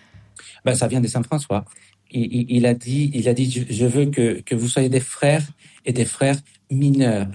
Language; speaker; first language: French; non-native, fluent; Spanish